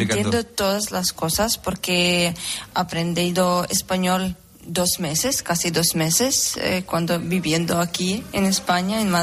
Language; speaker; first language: Spanish; non-native, learner; Ukrainian